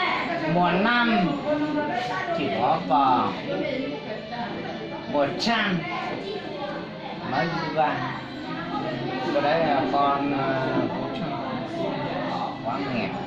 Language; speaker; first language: Vietnamese; non-native, local second language; Hmong